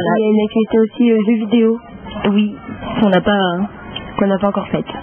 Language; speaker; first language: French; native; French